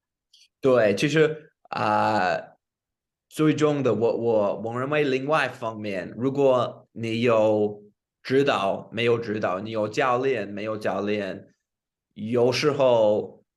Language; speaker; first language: Chinese; non-native, fluent; English